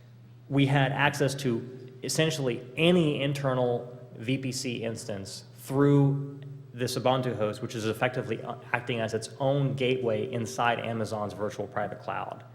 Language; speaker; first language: English; native; English